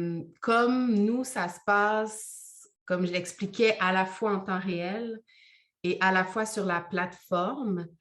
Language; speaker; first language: French; native; French